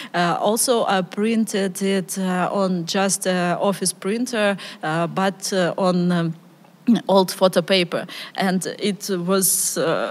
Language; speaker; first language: English; non-native, learner; Ukrainian